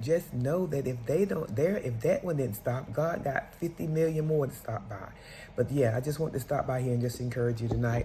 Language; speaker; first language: English; native; English